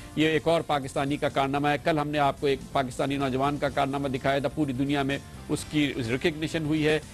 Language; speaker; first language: Urdu; native; Urdu